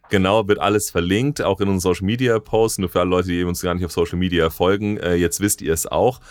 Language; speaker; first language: German; native; German